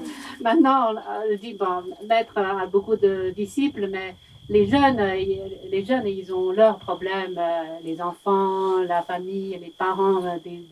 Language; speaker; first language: French; non-native, learner; Chinese